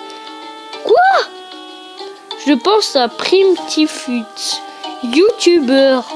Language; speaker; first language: French; early bilingual, other home language; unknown